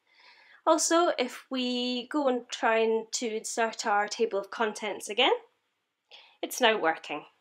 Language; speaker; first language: English; native; English